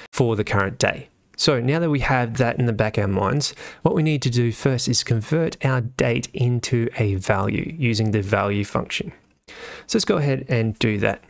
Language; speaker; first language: English; native; English